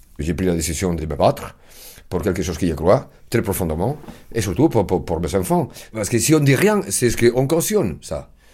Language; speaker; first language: French; non-native, fluent; Spanish